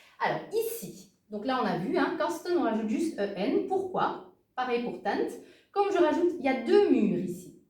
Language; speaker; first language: French; native; French